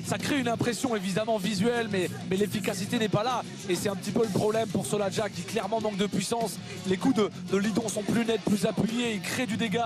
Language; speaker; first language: French; native; French